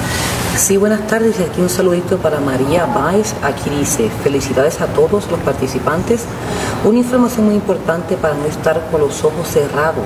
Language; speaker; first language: Spanish; native; Spanish